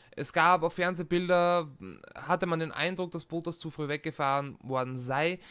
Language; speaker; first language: German; native; German